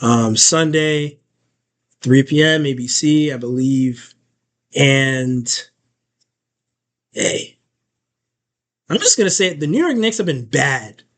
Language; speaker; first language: English; native; English